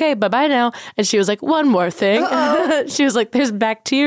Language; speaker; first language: English; native; English